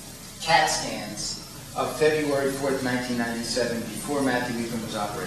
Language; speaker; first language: English; native; English